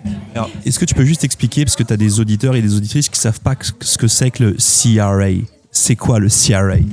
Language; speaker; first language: French; native; French